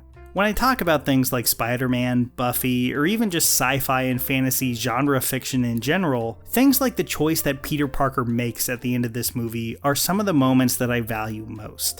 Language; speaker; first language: English; native; English